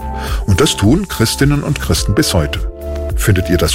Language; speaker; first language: German; native; German